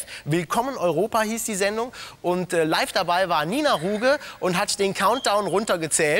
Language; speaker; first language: German; native; German